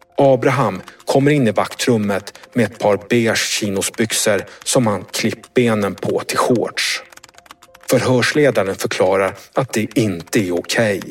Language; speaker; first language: Swedish; native; Swedish